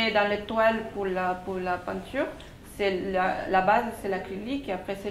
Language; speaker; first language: French; non-native, fluent; Spanish